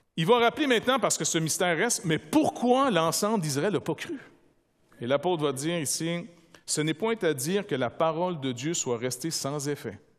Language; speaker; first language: French; native; French